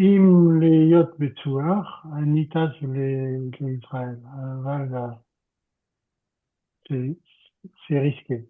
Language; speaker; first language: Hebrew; non-native, learner; French